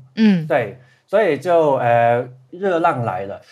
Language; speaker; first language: Chinese; non-native, local second language; Cantonese